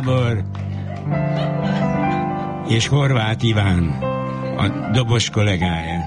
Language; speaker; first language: Hungarian; native; Hungarian